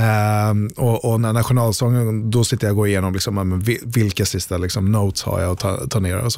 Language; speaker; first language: Swedish; native; Swedish